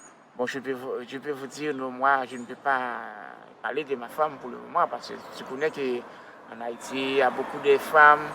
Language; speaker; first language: French; non-native, local second language; Haitian Creole